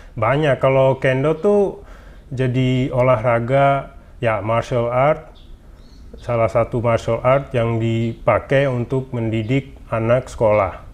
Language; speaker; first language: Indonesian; early bilingual, heritage; Dutch